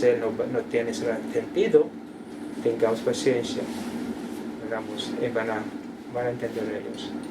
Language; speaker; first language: Spanish; non-native, learner; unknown